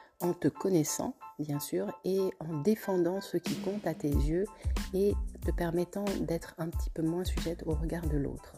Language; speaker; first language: French; native; French